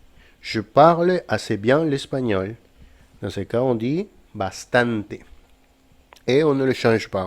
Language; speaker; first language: French; non-native, fluent; Spanish